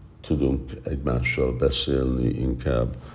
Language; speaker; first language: Hungarian; early bilingual, heritage; Hungarian